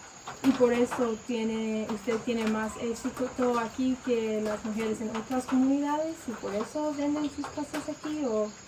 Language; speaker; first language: Spanish; non-native, learner; English